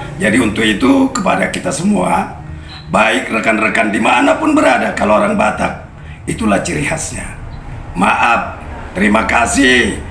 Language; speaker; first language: Indonesian; non-native, local second language; Batak Toba